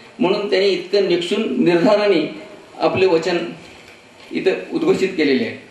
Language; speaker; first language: Marathi; non-native, local second language; Kannada